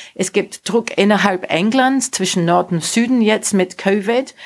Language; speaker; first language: German; non-native, fluent; English